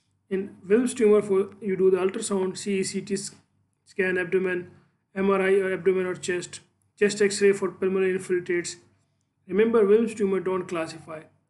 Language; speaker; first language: English; non-native, local second language; Urdu